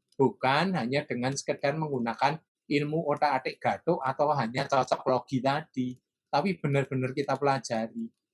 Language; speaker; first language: Indonesian; non-native, local second language; Javanese